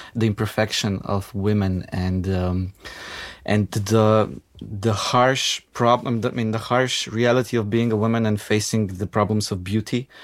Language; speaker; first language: English; non-native, fluent; Macedonian